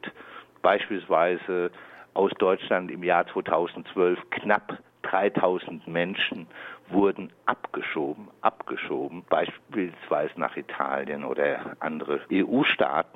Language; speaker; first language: German; native; German